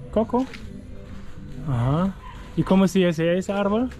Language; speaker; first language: Spanish; non-native, fluent; German